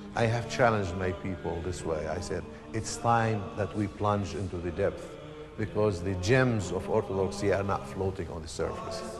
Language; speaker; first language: English; non-native, fluent; Arabic